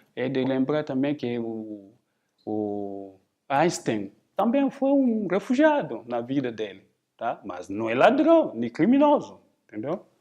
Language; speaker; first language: Portuguese; non-native, fluent; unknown